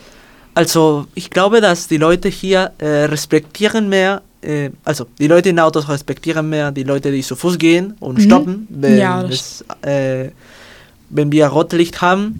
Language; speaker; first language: German; non-native, learner; Spanish